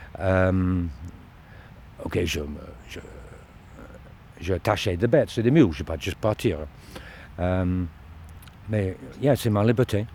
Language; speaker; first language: French; non-native, learner; Dutch